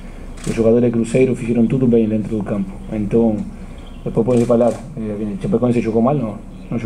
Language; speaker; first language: Portuguese; non-native, fluent; Spanish